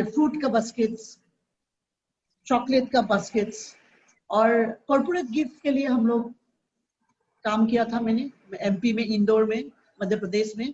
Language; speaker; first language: Hindi; non-native, local second language; Assamese